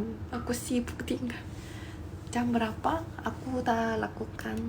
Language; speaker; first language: Indonesian; non-native, fluent; Korean